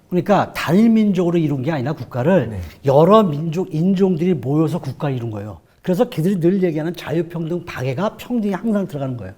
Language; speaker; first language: Korean; native; Korean